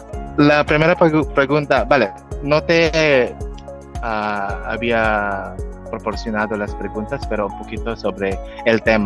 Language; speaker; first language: Spanish; non-native, fluent; Filipino